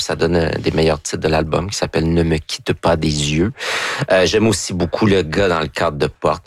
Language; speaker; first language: French; native; French